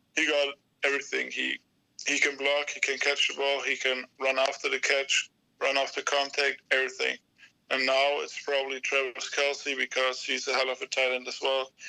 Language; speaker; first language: English; non-native, fluent; German